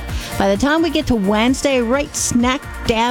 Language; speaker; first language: English; native; English